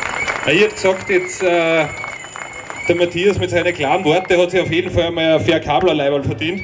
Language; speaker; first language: German; native; German